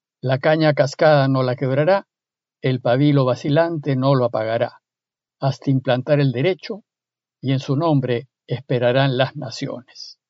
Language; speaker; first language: Spanish; native; Spanish